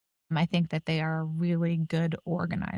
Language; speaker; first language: English; native; English